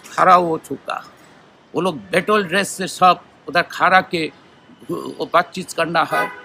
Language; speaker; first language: Hindi; non-native, learner; Bangla